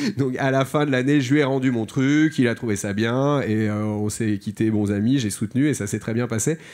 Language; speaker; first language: French; native; French